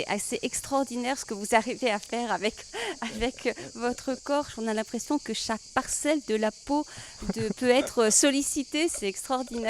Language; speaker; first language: French; native; French